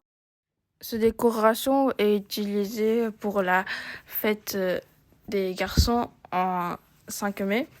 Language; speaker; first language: French; non-native, learner; Japanese